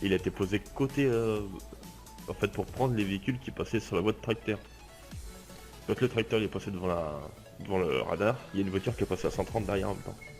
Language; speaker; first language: French; native; French